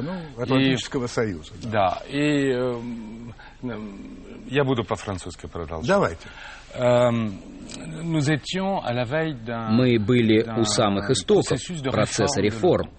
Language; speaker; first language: Russian; non-native, fluent; French